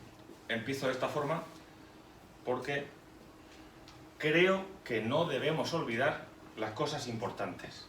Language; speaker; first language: Spanish; native; Spanish